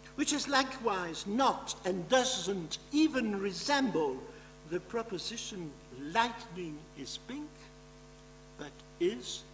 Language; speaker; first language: English; non-native, fluent; French